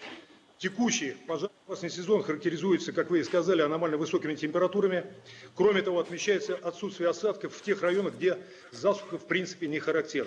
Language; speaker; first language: Russian; native; Russian